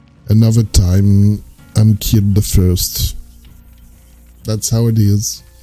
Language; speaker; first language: English; non-native, learner; French